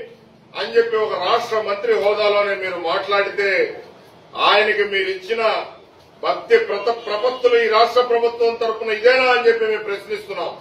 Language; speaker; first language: Telugu; native; Telugu